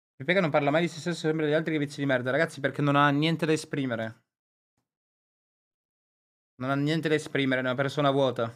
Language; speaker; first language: Italian; native; Italian